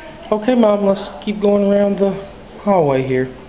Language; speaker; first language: English; native; English